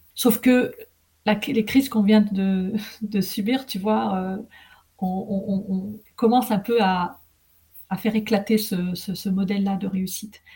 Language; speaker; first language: French; early bilingual, other home language; Arabic